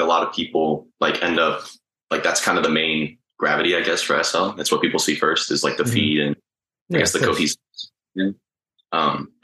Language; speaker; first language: English; native; English